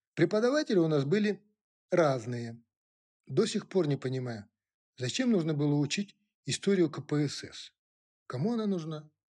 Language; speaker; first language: Russian; non-native, local second language; Kazakh